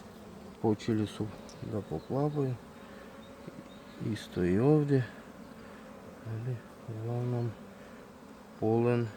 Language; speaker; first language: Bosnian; non-native, learner; Russian